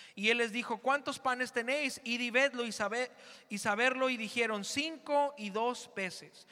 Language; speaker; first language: Spanish; early bilingual, heritage; Spanish